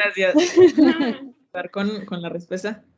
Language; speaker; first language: Spanish; native; Spanish